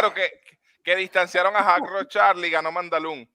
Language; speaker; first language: Spanish; native; Spanish